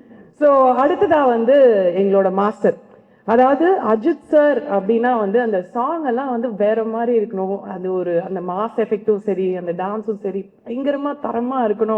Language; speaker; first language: Tamil; native; Tamil